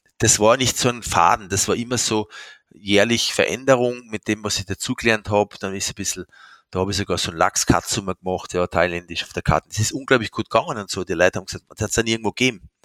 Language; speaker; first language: German; non-native, fluent; French